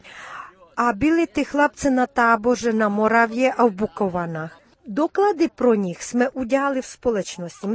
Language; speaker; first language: Czech; early bilingual, heritage; Czech